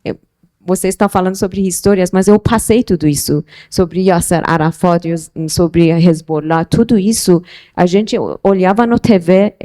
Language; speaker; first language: Portuguese; non-native, fluent; Persian